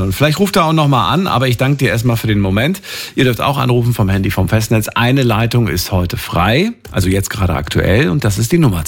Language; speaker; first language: German; native; German